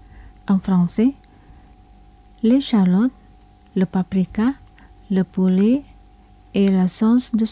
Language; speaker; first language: French; non-native, local second language; Indonesian